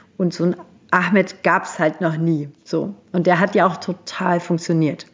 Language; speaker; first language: German; early bilingual, other home language; Turkish